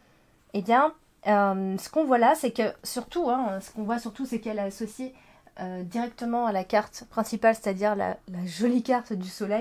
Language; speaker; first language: French; native; French